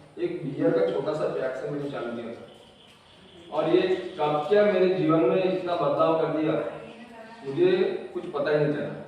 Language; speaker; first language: Hindi; non-native, local second language; Marathi